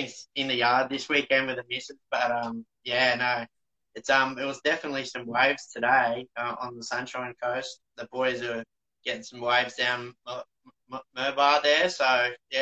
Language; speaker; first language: English; native; English